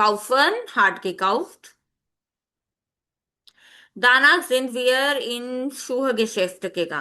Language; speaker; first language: German; non-native, fluent; Hindi